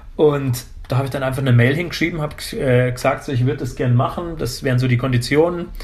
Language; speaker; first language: German; native; German